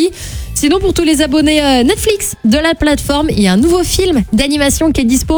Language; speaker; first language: French; native; French